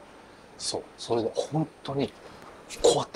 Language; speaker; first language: Japanese; native; Japanese